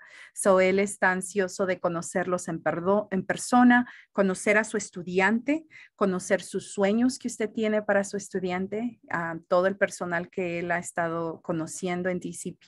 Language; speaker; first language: Spanish; early bilingual, heritage; Spanish